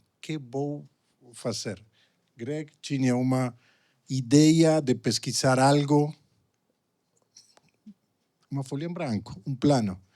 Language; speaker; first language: Portuguese; non-native, fluent; Spanish